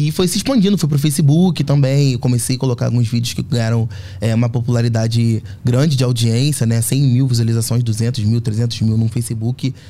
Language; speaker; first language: Portuguese; native; Portuguese